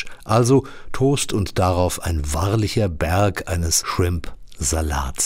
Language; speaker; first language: German; native; German